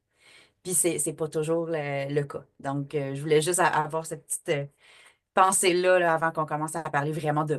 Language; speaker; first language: French; native; French